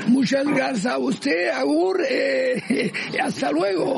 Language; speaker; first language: Spanish; non-native, fluent; French